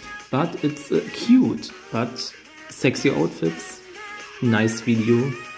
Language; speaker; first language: English; non-native, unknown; German